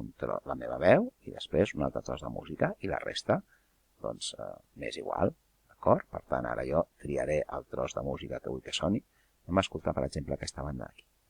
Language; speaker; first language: Catalan; native; Catalan